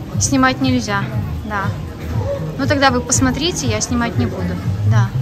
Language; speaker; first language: Russian; non-native, local second language; Belarusian